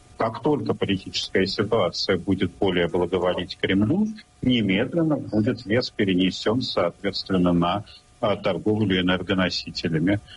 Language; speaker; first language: Russian; non-native, local second language; Lithuanian